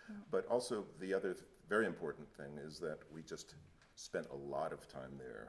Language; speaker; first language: English; native; English